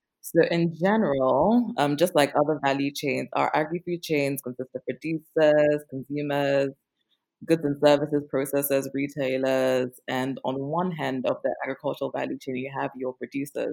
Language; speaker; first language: English; non-native, local second language; Akan